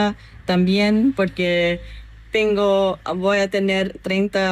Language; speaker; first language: Spanish; non-native, learner; English